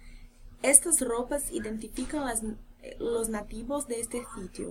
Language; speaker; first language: Spanish; non-native, learner; English